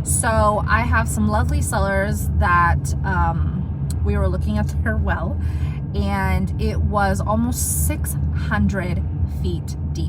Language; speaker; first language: English; native; English